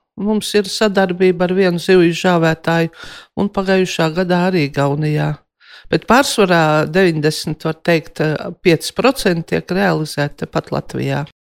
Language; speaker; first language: Latvian; native; Latvian